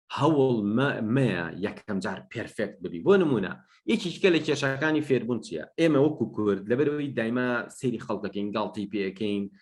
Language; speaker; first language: Central Kurdish; non-native, local second language; Gurani